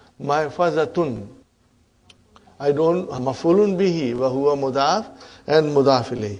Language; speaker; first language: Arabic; non-native, fluent; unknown